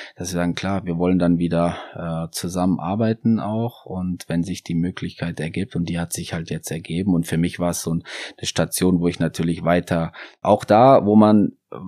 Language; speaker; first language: German; native; German